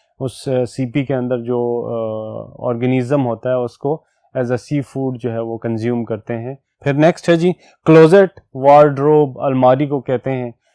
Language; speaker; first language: Urdu; non-native, local second language; Pashto